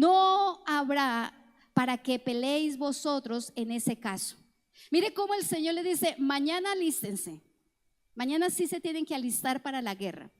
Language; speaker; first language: Spanish; native; Spanish